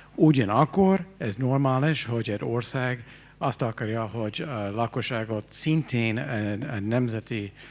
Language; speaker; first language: Hungarian; non-native, fluent; English